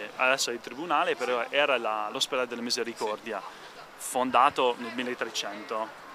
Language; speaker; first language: Italian; non-native, fluent; English